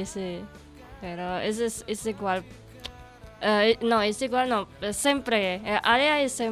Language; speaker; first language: Catalan; non-native, learner; Indonesian